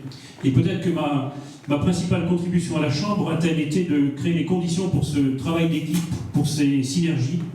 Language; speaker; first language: French; native; French